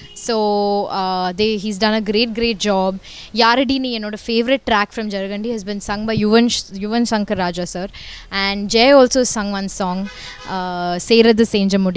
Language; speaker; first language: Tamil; non-native, learner; Malayalam